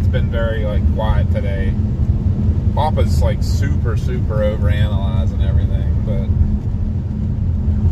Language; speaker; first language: English; native; English